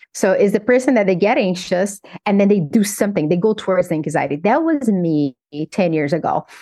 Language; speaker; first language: English; non-native, fluent; Portuguese